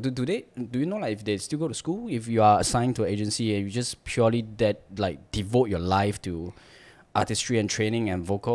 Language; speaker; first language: English; non-native, local second language; Chinese